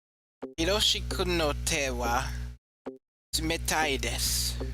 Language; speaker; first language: Japanese; non-native, learner; English